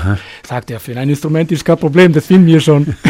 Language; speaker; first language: German; non-native, fluent; Albanian